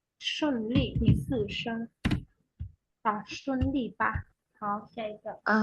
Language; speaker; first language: Chinese; non-native, fluent; Khmer